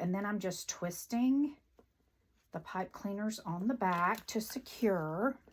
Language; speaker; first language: English; native; English